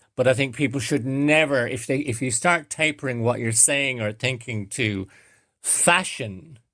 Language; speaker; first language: English; native; English